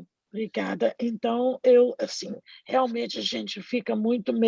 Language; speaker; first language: Portuguese; native; Portuguese